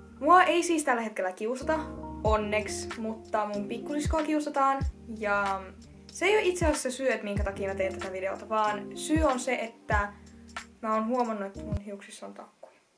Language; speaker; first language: Finnish; early bilingual, other home language; Russian